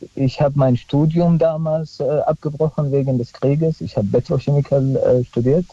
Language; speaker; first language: German; non-native, fluent; Arabic